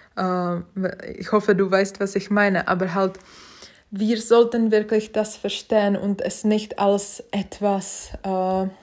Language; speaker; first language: German; non-native, fluent; Czech